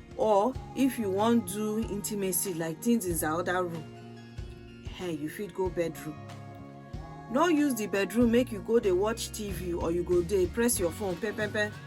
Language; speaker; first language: Nigerian Pidgin; non-native, local second language; Yoruba